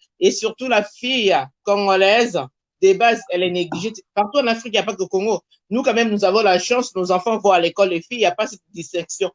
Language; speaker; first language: French; non-native, local second language; Lingala